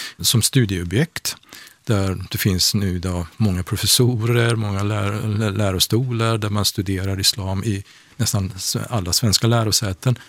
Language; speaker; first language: Swedish; non-native, fluent; Persian